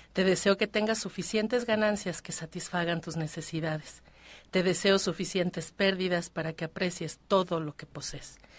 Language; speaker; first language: Spanish; native; Spanish